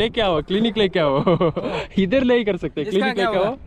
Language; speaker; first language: Hindi; non-native, local second language; Malayalam